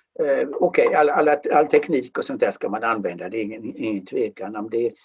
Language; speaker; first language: Swedish; native; Swedish